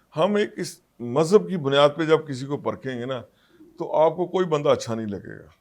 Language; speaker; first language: Urdu; non-native, local second language; Punjabi